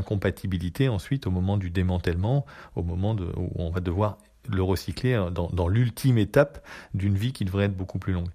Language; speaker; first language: French; native; French